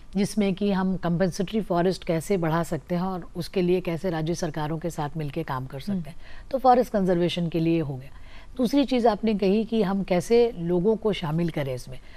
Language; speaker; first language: Hindi; native; Hindi